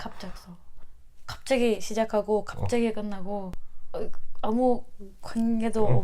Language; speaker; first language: Korean; non-native, learner; Turkish